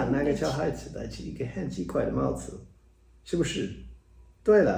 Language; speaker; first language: Chinese; non-native, learner; Dutch